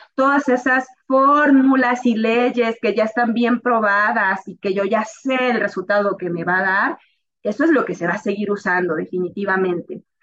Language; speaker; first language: Spanish; native; Spanish